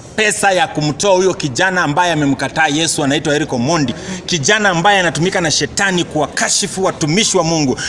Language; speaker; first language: Swahili; native; Swahili